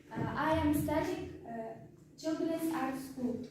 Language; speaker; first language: English; non-native, learner; Kazakh